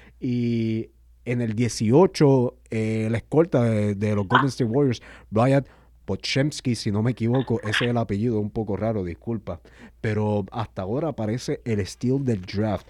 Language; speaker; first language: Spanish; native; Spanish